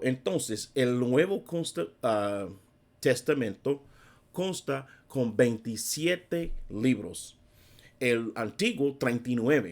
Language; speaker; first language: Spanish; non-native, fluent; English